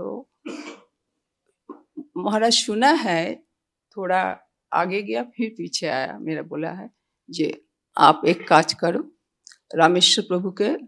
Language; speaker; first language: Hindi; non-native, local second language; Bangla